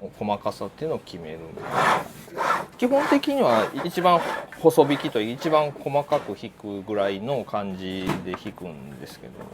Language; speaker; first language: Japanese; native; Japanese